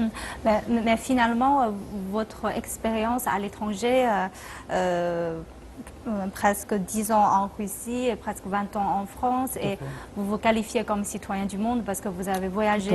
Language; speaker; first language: French; non-native, fluent; Chinese